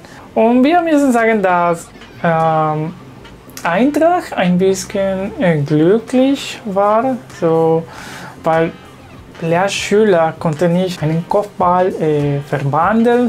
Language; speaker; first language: German; non-native, learner; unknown